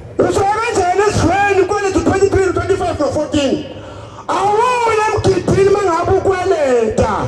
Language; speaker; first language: Zulu; native; Zulu